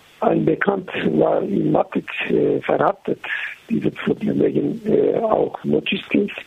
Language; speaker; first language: German; non-native, learner; Turkish